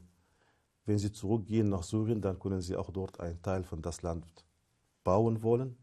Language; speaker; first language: German; non-native, fluent; Arabic